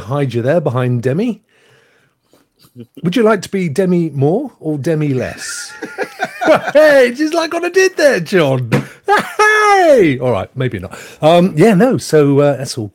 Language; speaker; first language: English; native; English